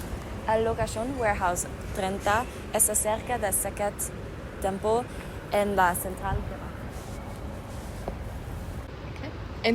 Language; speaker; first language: Spanish; non-native, learner; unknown